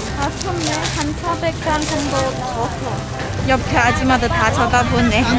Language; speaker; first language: Korean; non-native, learner; Khmer